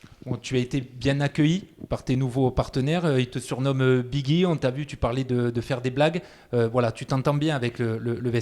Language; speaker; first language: French; native; French